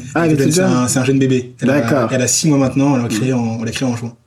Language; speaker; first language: French; native; French